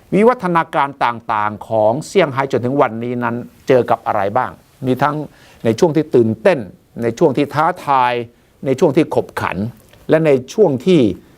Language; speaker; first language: Thai; native; Thai